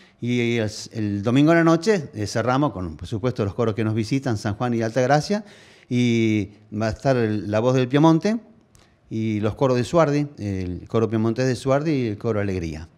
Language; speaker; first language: Spanish; native; Spanish